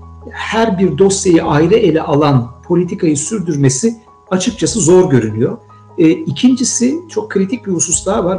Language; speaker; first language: Turkish; native; Turkish